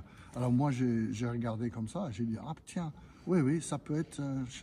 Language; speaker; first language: French; non-native, fluent; English